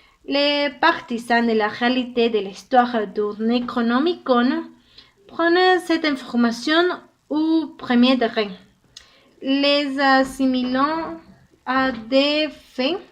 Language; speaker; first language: French; non-native, learner; Spanish